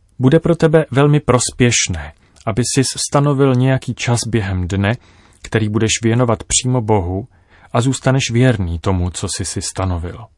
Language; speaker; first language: Czech; native; Czech